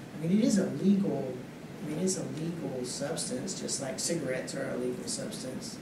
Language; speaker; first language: English; native; English